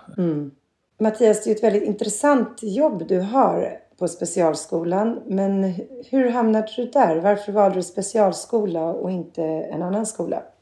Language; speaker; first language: Swedish; native; Swedish